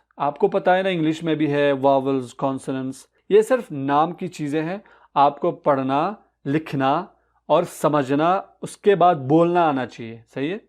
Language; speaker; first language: Urdu; non-native, local second language; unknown